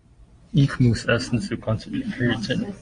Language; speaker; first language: German; non-native, learner; English